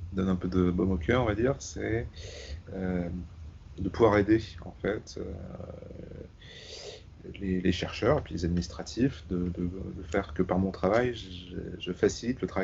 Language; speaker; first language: French; native; French